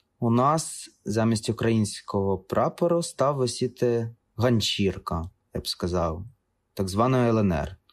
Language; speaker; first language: Ukrainian; non-native, local second language; Russian